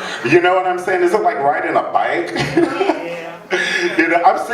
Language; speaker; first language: English; native; English